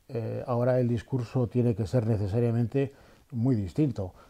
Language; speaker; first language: Spanish; native; Spanish